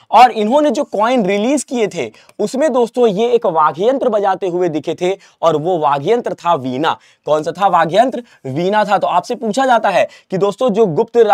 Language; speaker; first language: Hindi; native; Hindi